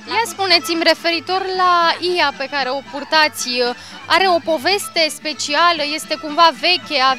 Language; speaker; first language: Romanian; native; Romanian